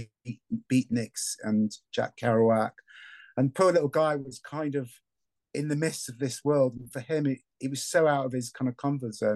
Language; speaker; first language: English; native; English